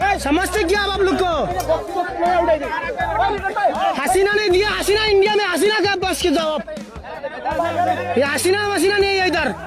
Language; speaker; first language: Hindi; non-native, learner; Bangla